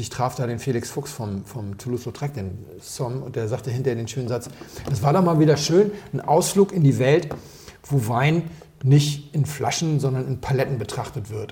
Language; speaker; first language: German; native; German